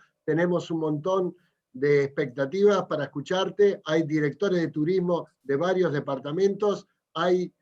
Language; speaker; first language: Spanish; native; Spanish